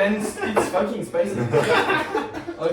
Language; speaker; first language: English; non-native, fluent; French